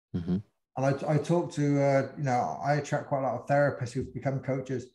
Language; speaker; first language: English; native; English